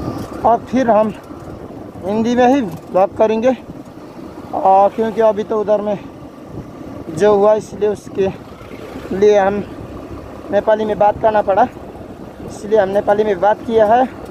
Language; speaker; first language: Hindi; non-native, learner; Nepali